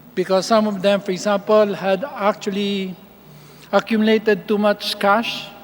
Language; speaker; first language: English; non-native, local second language; Filipino